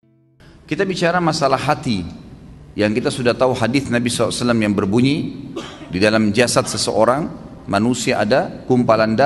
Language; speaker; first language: Indonesian; native; Indonesian